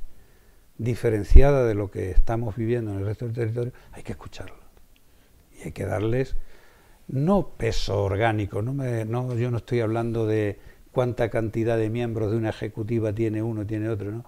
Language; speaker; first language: Spanish; native; Spanish